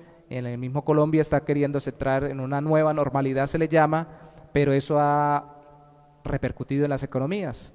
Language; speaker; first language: Spanish; native; Spanish